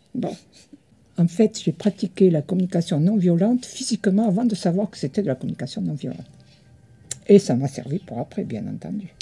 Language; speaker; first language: French; early bilingual, other home language; Italian